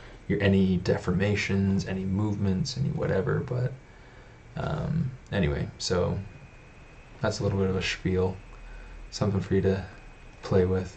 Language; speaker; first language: English; native; English